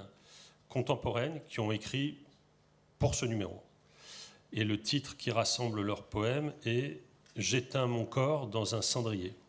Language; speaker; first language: French; native; French